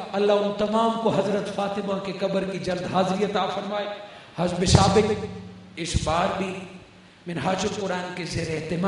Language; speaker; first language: Urdu; non-native, local second language; Punjabi